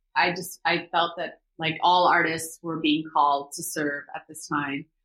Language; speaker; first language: English; early bilingual, other home language; Korean